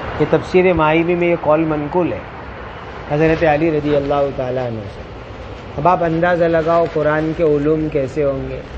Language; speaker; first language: Urdu; non-native, local second language; Gujarati